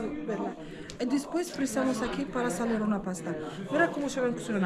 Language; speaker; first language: Spanish; non-native, learner; Arabic